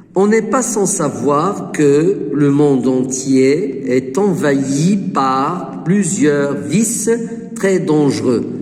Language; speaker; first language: French; non-native, local second language; Arabic